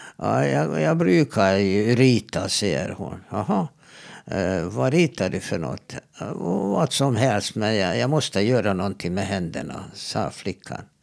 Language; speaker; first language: Swedish; non-native, fluent; Hungarian